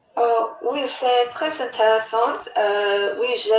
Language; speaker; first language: French; non-native, learner; English